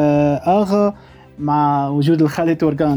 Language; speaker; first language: Arabic; native; Arabic